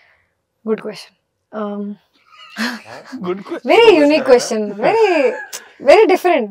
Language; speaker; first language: Telugu; non-native, local second language; Hindi